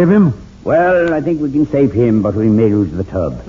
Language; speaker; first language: English; native; English